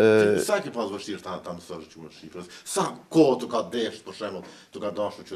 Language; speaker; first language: Albanian; native; Albanian